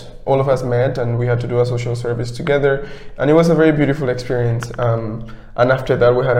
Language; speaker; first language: English; non-native, fluent; Spanish